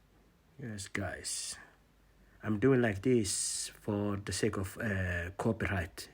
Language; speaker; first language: English; non-native, fluent; Somali